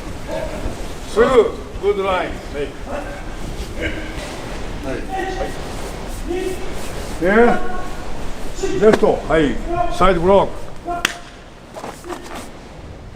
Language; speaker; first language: Japanese; native; Japanese